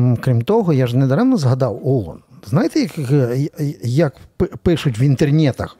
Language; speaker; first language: Ukrainian; native; Ukrainian